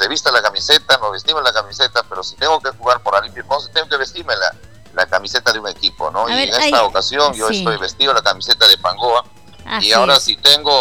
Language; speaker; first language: Spanish; native; Spanish